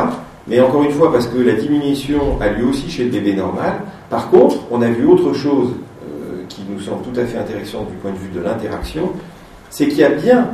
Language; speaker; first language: French; native; French